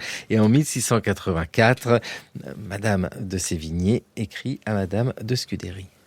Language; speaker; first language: French; native; French